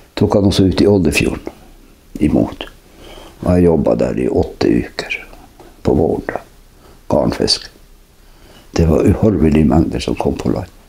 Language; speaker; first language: Norwegian; native; Norwegian